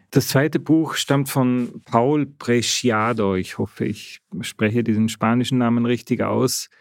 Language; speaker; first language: German; native; German